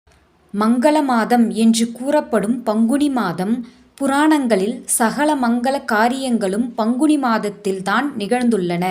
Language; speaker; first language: Tamil; native; Tamil